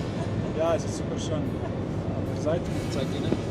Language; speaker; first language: German; non-native, learner; Serbian